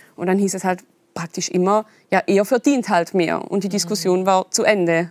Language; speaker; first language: German; native; German